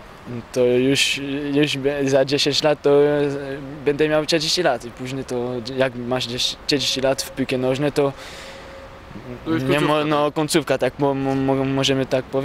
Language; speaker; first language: Polish; early bilingual, heritage; French